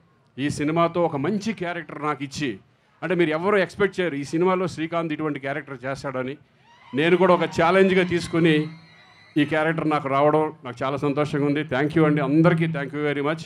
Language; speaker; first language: Telugu; native; Telugu